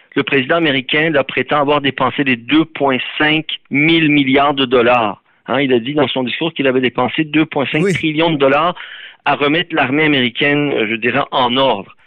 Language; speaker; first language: French; early bilingual, other home language; Persian